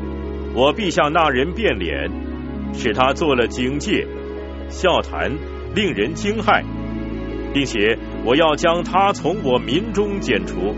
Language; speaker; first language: Chinese; native; Chinese